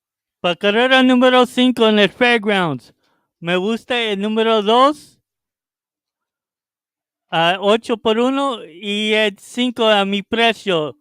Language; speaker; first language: Spanish; early bilingual, heritage; Spanish